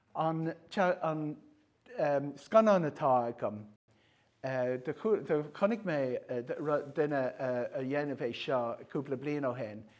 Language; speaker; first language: Irish; non-native, local second language; English